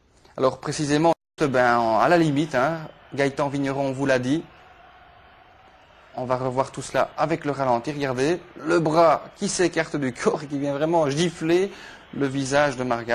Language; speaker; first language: French; native; French